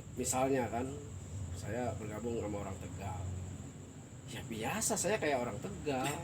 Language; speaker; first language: Indonesian; non-native, local second language; Sundanese